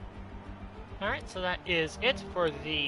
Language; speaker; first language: English; native; English